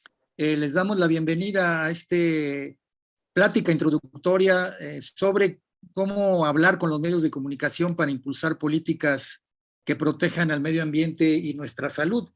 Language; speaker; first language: Spanish; native; Spanish